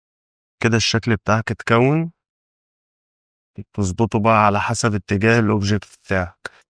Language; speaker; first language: Arabic; native; Arabic